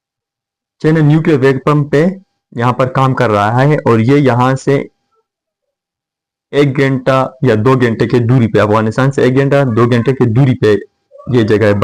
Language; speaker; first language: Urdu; non-native, fluent; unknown